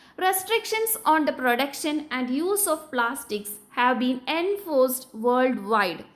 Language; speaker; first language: English; non-native, local second language; Malayalam